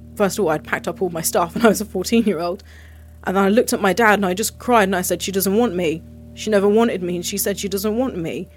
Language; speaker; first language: English; native; English